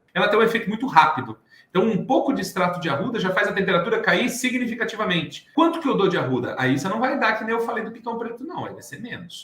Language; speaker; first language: Portuguese; native; Portuguese